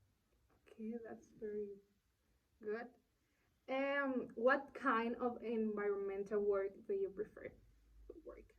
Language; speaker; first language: English; non-native, learner; Spanish